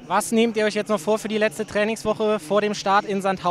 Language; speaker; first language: German; native; German